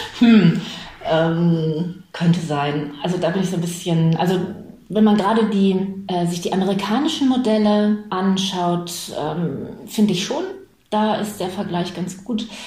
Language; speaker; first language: German; native; German